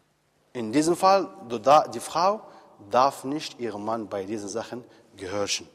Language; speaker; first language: German; non-native, fluent; Arabic